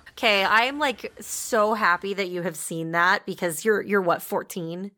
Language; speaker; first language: English; native; English